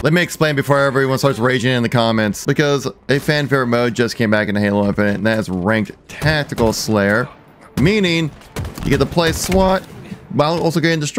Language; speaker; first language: English; native; English